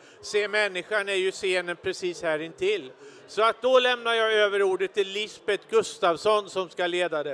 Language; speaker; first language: Swedish; native; Swedish